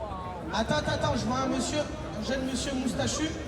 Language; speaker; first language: French; native; French